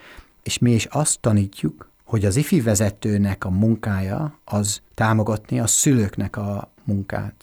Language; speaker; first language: Hungarian; non-native, fluent; English